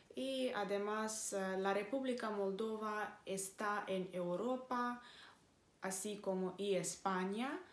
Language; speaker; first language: Spanish; non-native, fluent; Romanian